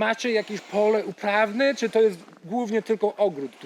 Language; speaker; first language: Polish; non-native, learner; English